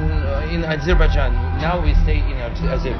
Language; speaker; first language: English; non-native, learner; Russian